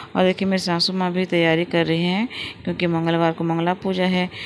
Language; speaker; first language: Hindi; non-native, local second language; Odia